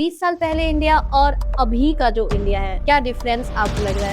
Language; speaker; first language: Hindi; native; Hindi